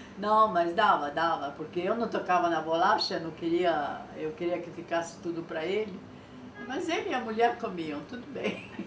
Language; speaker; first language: Portuguese; non-native, fluent; French